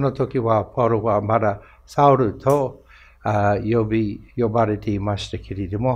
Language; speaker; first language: Japanese; non-native, fluent; English